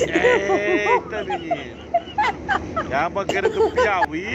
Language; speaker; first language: Portuguese; native; Portuguese